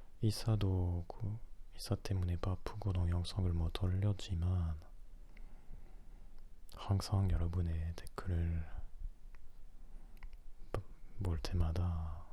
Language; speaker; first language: Korean; non-native, learner; French